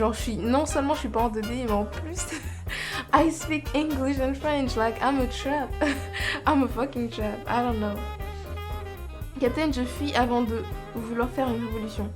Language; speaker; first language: French; native; French